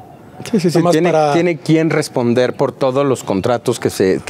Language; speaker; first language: Spanish; native; Spanish